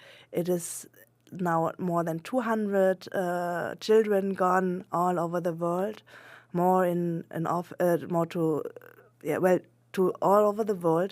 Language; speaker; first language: English; non-native, local second language; German